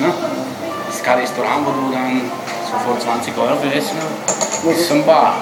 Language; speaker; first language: German; non-native, fluent; Italian